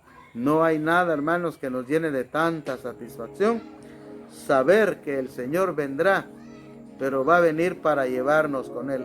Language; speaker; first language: Spanish; native; Spanish